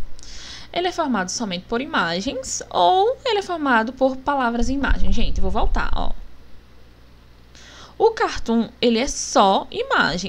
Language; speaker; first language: Portuguese; native; Portuguese